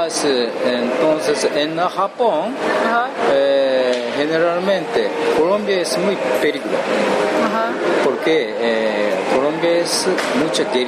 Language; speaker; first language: Spanish; non-native, learner; Japanese